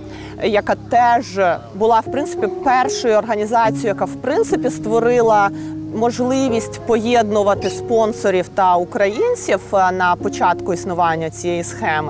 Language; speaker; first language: Ukrainian; native; Ukrainian